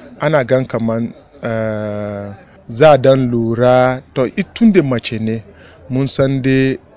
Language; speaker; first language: Hausa; non-native, local second language; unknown